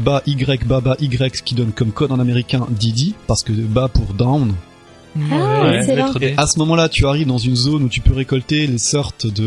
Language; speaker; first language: French; native; French